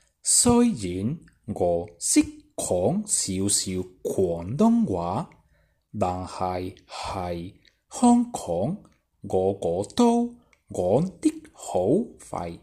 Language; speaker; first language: Cantonese; non-native, learner; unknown